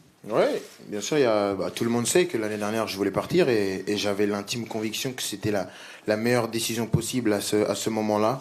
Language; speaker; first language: French; native; French